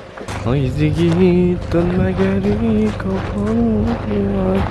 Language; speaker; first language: Turkish; native; Turkish